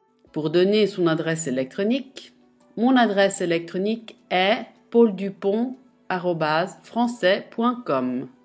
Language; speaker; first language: French; non-native, fluent; Italian